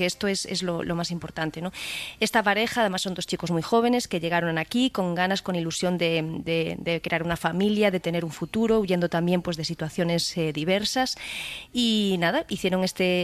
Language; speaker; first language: Spanish; native; Spanish